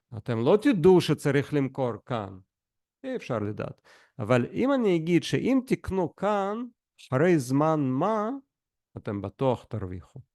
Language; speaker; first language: Hebrew; non-native, fluent; Russian